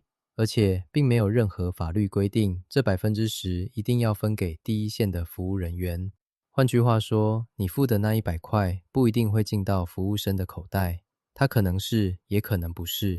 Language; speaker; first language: Chinese; native; Chinese